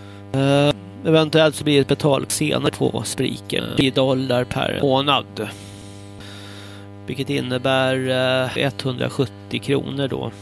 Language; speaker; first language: Swedish; native; Swedish